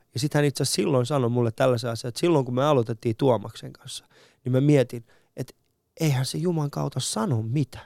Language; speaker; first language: Finnish; early bilingual, other home language; Persian